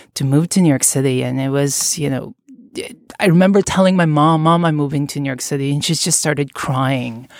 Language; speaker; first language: English; non-native, local second language; Filipino